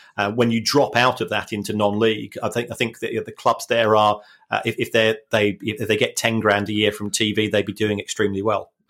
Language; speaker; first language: English; native; English